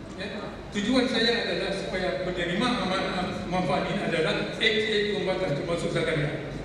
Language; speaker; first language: Malay; non-native, local second language; Achinese